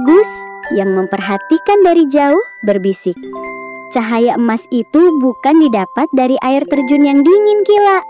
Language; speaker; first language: Indonesian; native; Indonesian